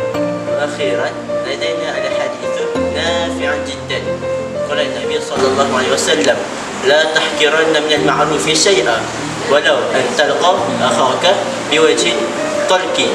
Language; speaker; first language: Arabic; non-native, learner; Malay